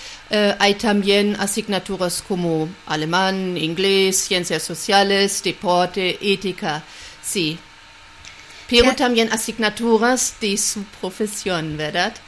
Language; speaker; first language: Spanish; non-native, fluent; German